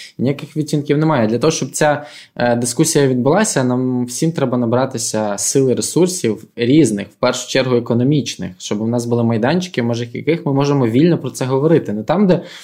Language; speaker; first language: Ukrainian; non-native, local second language; Russian